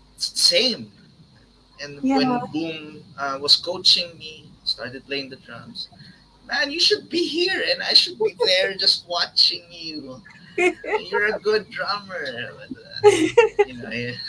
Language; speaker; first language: English; non-native, local second language; Filipino